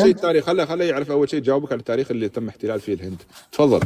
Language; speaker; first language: Arabic; native; Arabic